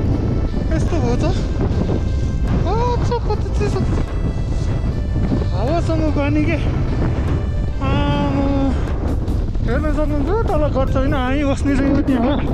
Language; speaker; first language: Nepali; non-native, local second language; Tibetan